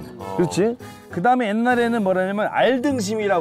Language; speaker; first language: Korean; native; Korean